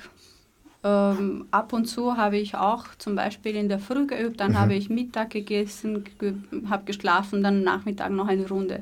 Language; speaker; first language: German; native; German